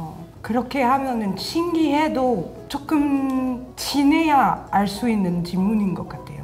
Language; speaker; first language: Korean; non-native, learner; French